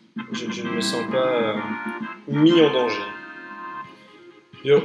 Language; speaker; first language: French; native; French